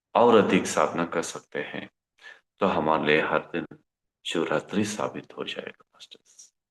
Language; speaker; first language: Hindi; non-native, local second language; Kannada